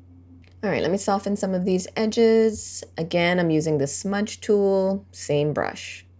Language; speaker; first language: English; native; English